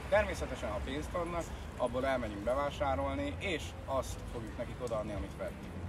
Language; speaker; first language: Hungarian; native; Hungarian